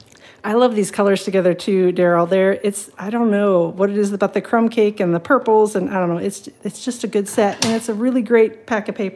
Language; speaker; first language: English; native; English